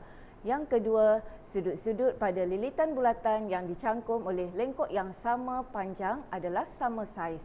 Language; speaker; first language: Malay; native; Malay